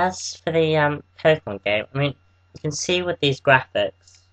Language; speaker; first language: English; native; English